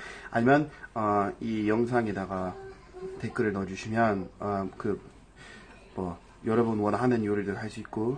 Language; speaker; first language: Korean; non-native, fluent; English